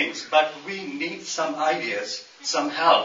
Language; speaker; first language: English; non-native, local second language; Nepali